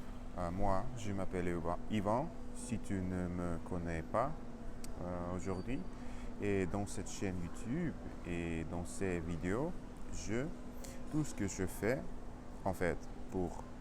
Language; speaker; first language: French; non-native, learner; Russian